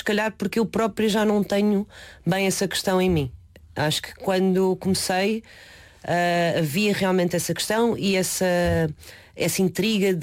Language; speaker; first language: Portuguese; non-native, local second language; Chinese